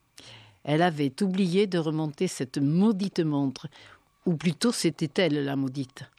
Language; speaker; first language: French; native; French